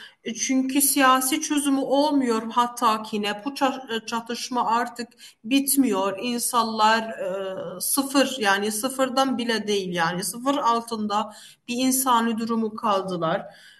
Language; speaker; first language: Turkish; non-native, fluent; Arabic